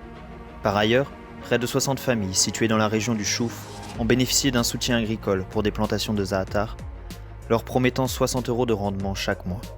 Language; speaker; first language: French; native; French